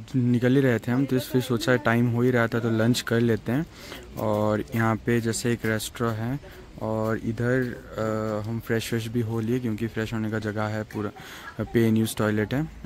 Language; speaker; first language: Hindi; non-native, local second language; Assamese